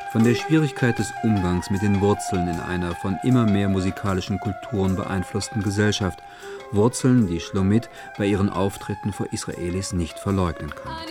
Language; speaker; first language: German; native; German